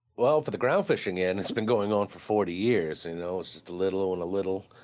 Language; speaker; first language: English; native; English